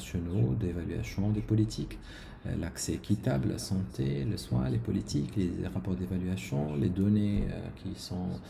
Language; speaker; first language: French; non-native, local second language; Arabic